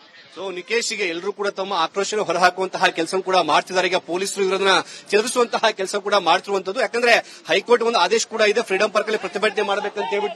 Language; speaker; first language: Kannada; native; Kannada